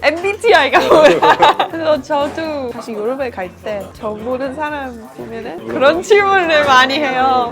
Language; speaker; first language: Korean; non-native, fluent; English